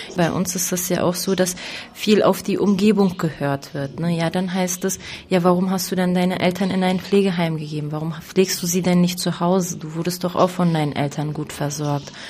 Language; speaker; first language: German; early bilingual, other home language; Turkish